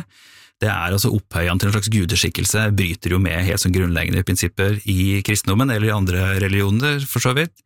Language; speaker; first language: Norwegian; native; Norwegian